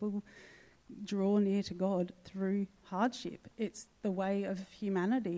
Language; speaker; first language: English; native; English